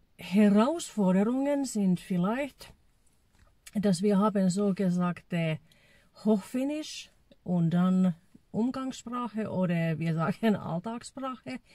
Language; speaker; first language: German; non-native, fluent; Finnish